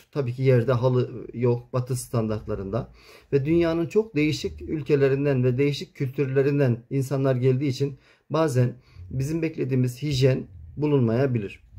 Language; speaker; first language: Turkish; native; Turkish